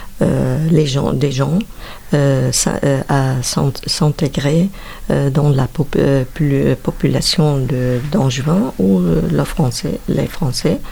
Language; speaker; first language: French; non-native, learner; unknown